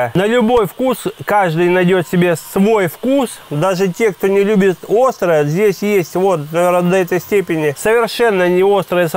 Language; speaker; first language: Russian; native; Russian